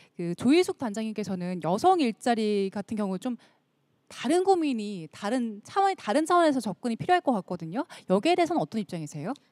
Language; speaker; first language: Korean; native; Korean